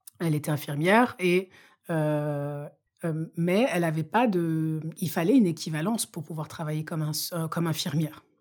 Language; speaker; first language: French; non-native, local second language; Bambara